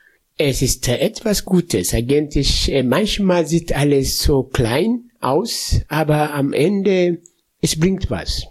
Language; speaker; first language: German; non-native, fluent; Swahili